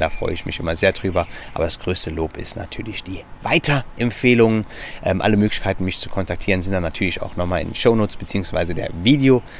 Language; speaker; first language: German; native; German